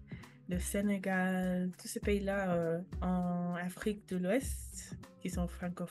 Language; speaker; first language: French; non-native, fluent; English